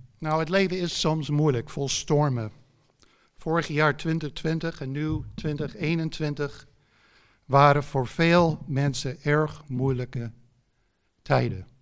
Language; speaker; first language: Dutch; non-native, fluent; English